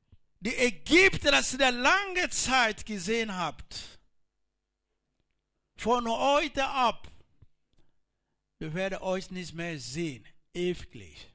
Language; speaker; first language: German; non-native, learner; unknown